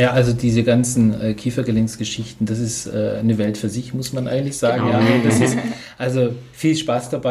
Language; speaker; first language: German; native; German